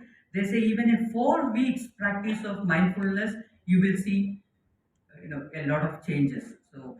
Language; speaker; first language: English; non-native, local second language; Malayalam